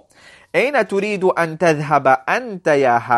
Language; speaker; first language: Arabic; non-native, fluent; English